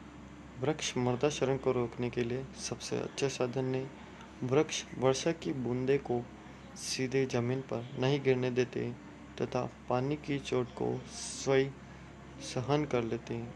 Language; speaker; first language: Hindi; native; Hindi